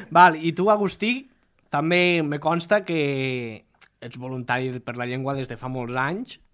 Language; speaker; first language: Catalan; native; Catalan